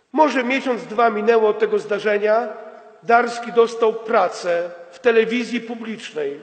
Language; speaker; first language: Polish; native; Polish